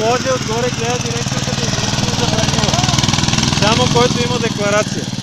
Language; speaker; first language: Bulgarian; native; Bulgarian